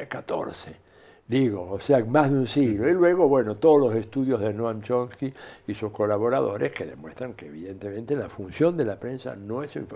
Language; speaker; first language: Spanish; native; Spanish